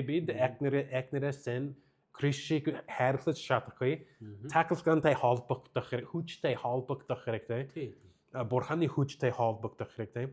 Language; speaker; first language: Mongolian; non-native, learner; English